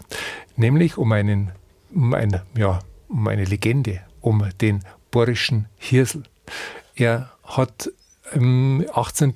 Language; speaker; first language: German; native; German